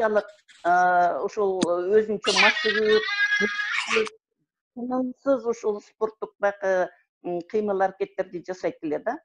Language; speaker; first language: Kyrgyz; native; Kyrgyz